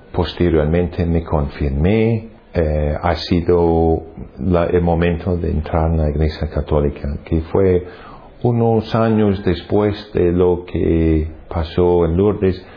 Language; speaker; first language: Spanish; non-native, fluent; English